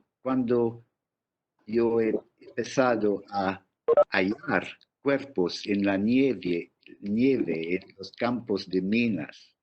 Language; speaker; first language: Spanish; non-native, fluent; English